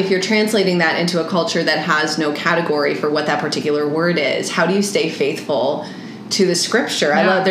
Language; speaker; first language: English; native; English